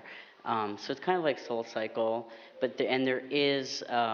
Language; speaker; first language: English; native; English